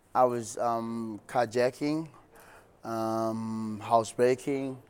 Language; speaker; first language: English; non-native, local second language; Xhosa